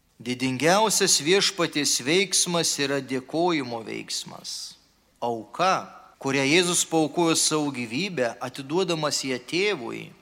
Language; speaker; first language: Lithuanian; native; Lithuanian